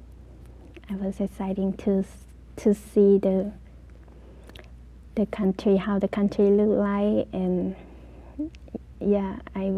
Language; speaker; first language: English; non-native, learner; Lao